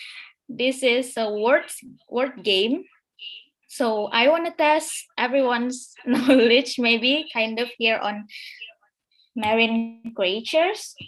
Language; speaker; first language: English; non-native, fluent; Indonesian